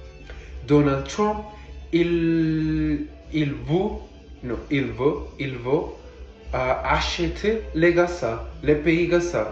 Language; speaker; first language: French; non-native, learner; Portuguese